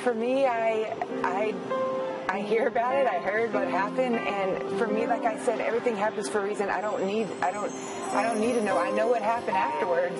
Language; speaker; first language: English; native; English